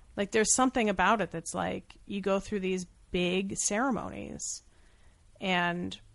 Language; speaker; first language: English; native; English